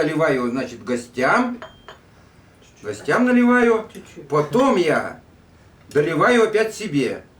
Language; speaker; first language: Russian; native; Russian